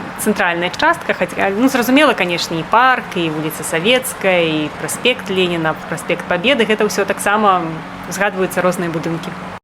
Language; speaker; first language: Belarusian; native; Belarusian